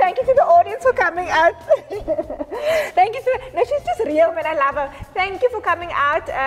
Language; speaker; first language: English; non-native, local second language; Afrikaans